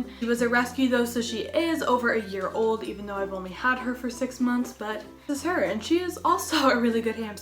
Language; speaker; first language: English; native; English